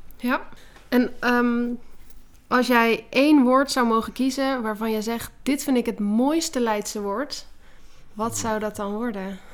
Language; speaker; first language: Dutch; native; Dutch